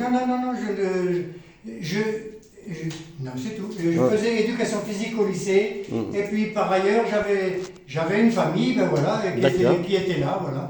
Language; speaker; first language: French; native; French